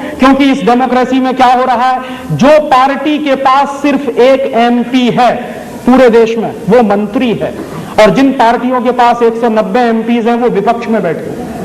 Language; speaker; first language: Hindi; native; Hindi